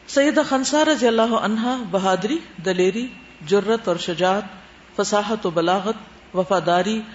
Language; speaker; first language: Urdu; native; Urdu